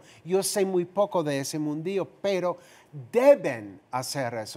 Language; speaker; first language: Spanish; non-native, fluent; English